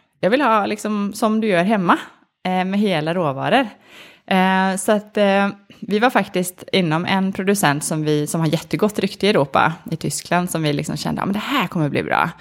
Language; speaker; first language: Swedish; native; Swedish